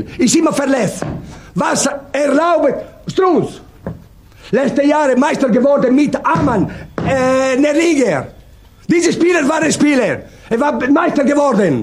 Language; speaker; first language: German; non-native, learner; Italian